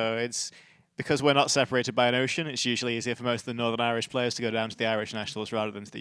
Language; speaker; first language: English; native; English